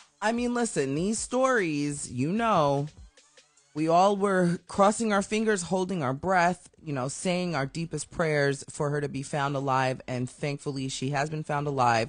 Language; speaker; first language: English; native; English